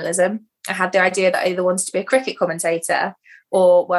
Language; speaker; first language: English; native; English